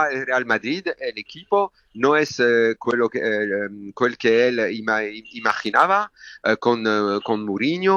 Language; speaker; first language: Spanish; non-native, learner; French